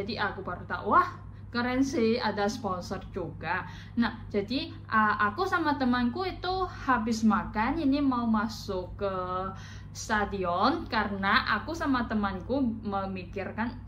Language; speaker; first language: Indonesian; non-native, fluent; Chinese